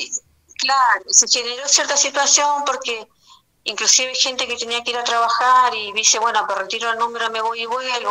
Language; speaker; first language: Spanish; native; Spanish